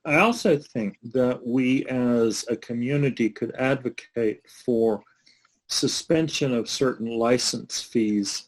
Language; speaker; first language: English; native; English